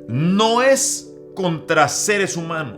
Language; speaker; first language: Spanish; native; Spanish